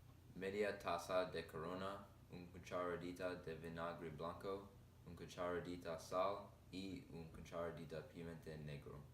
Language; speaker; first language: Spanish; non-native, learner; English